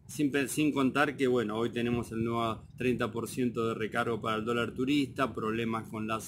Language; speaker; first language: Spanish; native; Spanish